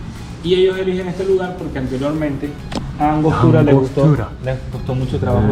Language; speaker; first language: Spanish; native; Spanish